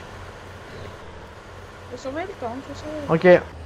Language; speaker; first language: French; native; French